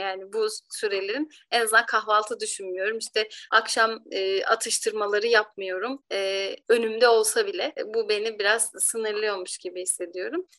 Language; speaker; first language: Turkish; native; Turkish